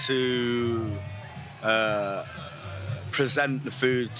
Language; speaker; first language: English; native; English